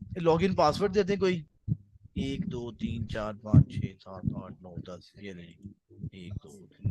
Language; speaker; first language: Urdu; non-native, local second language; Punjabi